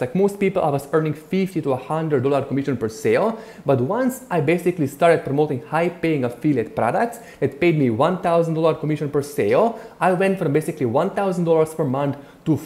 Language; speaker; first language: English; non-native, fluent; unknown